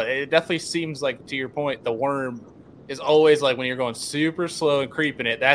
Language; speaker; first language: English; native; English